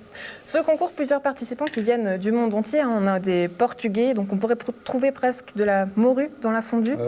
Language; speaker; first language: French; native; French